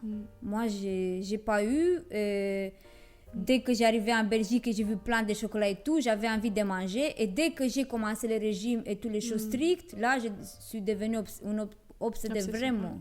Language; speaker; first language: French; non-native, fluent; Romanian